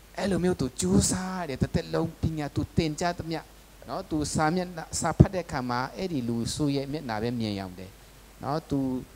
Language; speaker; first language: Burmese; non-native, local second language; Tedim Chin